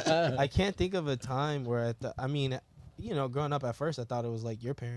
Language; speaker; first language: English; native; English